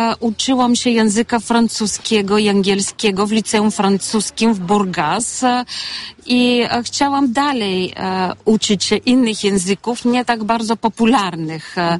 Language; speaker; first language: Polish; non-native, fluent; Bulgarian